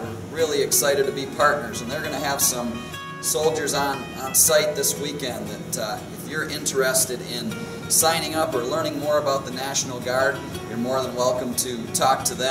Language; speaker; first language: English; native; English